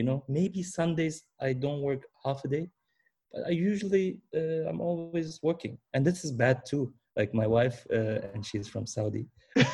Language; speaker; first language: English; early bilingual, other home language; German